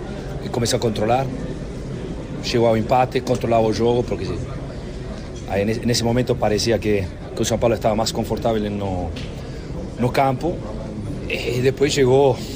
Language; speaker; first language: Portuguese; non-native, fluent; Spanish